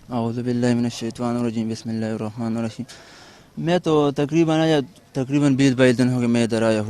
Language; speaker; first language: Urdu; non-native, local second language; Pashto